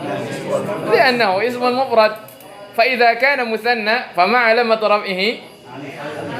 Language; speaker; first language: Arabic; non-native, fluent; Indonesian